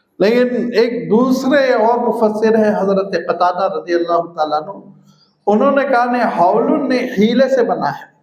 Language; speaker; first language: Urdu; native; Urdu